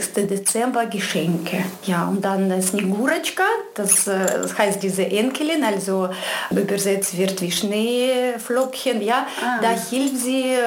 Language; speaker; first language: German; non-native, fluent; Russian